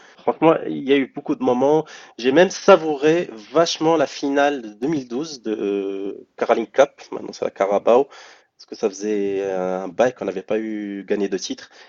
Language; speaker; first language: French; non-native, local second language; Arabic